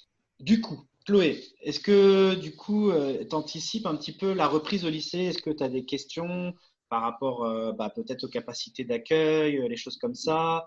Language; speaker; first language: French; native; French